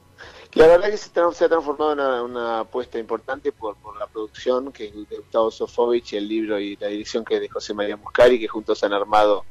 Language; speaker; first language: Spanish; native; Spanish